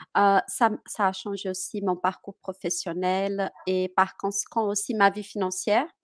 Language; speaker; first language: French; non-native, fluent; Portuguese